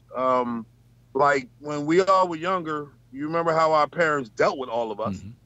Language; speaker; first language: English; native; English